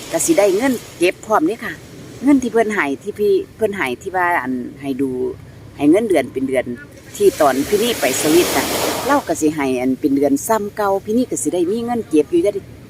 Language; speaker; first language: Thai; non-native, local second language; Northeastern Thai